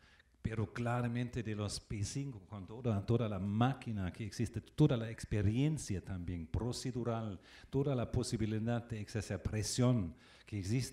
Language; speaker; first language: Spanish; non-native, fluent; German